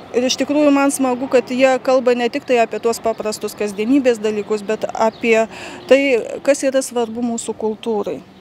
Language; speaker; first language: Lithuanian; native; Lithuanian